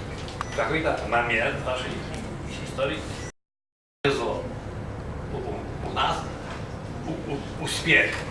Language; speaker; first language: Russian; non-native, fluent; Polish